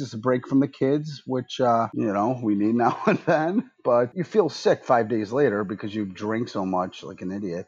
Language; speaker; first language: English; native; English